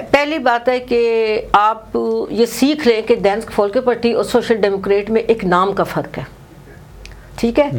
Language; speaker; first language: Urdu; native; Urdu